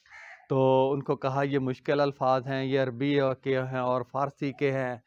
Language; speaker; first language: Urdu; non-native, local second language; Punjabi